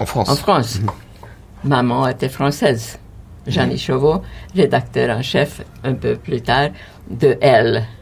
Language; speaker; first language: French; non-native, fluent; Hungarian